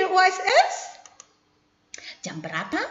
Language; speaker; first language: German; non-native, fluent; Indonesian